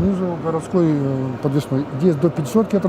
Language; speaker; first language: Russian; native; Russian